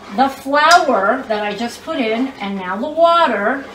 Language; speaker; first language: English; native; English